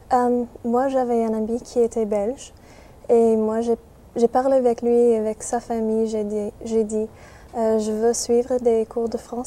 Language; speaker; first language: French; non-native, fluent; English